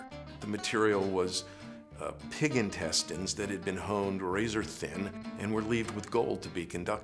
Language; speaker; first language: English; native; English